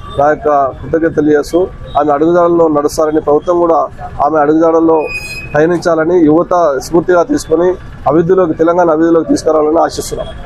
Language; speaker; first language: Telugu; native; Telugu